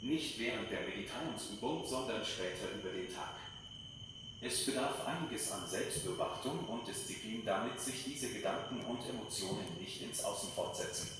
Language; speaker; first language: German; native; German